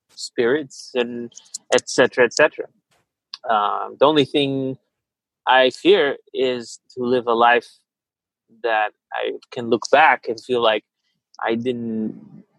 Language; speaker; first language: English; early bilingual, other home language; Portuguese